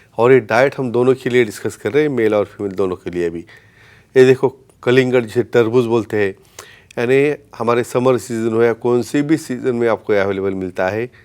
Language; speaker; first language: Hindi; non-native, local second language; Marathi